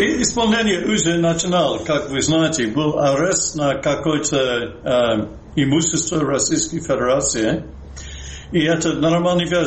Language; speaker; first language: Russian; non-native, fluent; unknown